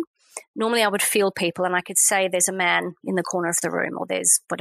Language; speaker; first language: English; native; English